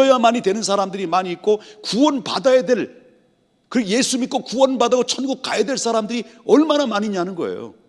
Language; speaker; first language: Korean; native; Korean